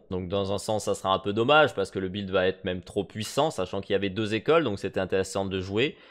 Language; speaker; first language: French; native; French